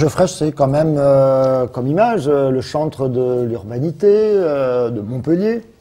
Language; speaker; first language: French; native; French